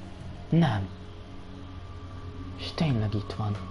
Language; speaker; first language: Hungarian; native; Hungarian